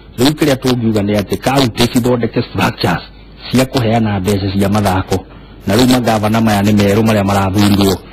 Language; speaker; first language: Kikuyu; native; Kikuyu